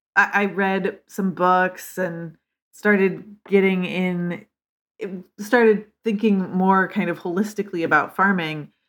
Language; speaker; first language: English; native; English